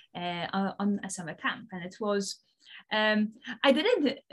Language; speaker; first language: English; non-native, fluent; Polish